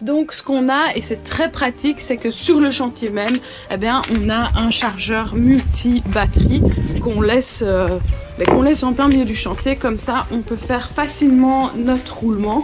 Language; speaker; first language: French; native; French